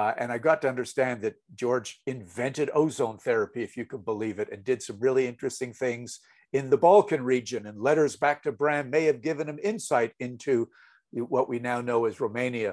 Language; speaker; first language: English; native; English